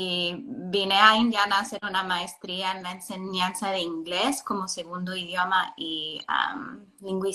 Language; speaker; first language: Spanish; non-native, fluent; English